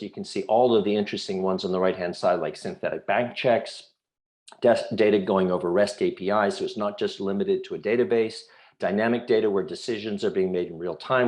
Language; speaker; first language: English; native; English